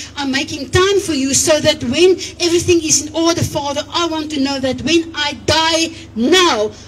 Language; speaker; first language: English; non-native, local second language; Afrikaans